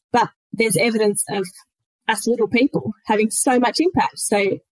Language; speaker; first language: English; native; English